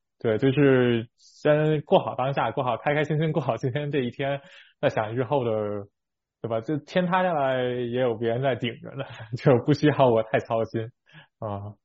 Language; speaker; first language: Chinese; native; Chinese